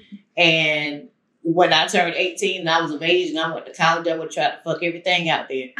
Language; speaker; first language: English; native; English